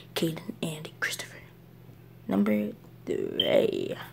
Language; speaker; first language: English; native; English